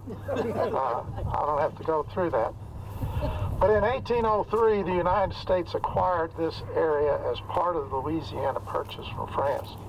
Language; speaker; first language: English; native; English